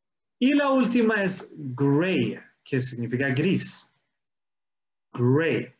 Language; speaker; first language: Spanish; non-native, fluent; English